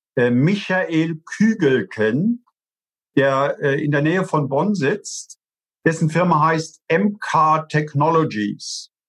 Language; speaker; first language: German; native; German